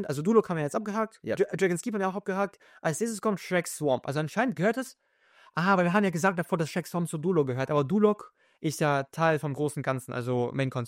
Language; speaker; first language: German; native; German